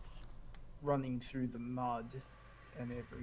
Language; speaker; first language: English; native; English